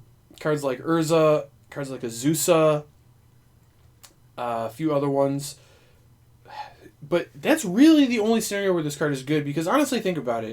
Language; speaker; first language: English; native; English